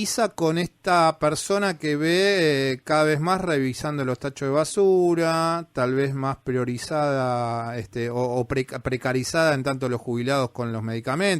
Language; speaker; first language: Spanish; native; Spanish